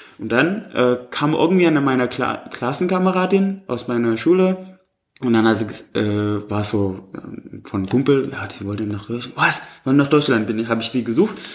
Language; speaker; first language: German; non-native, fluent; Indonesian